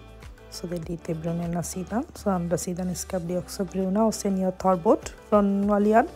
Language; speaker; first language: Swedish; non-native, learner; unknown